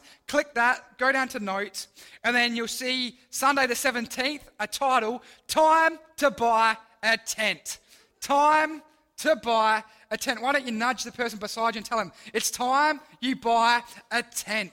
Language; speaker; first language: English; native; English